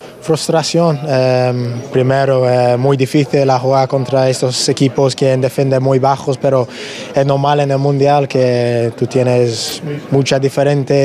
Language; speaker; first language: Spanish; non-native, learner; English